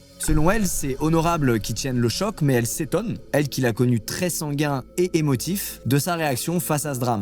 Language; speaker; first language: French; native; French